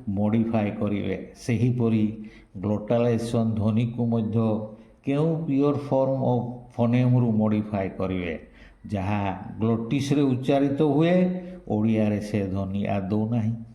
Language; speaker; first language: Odia; non-native, local second language; Santali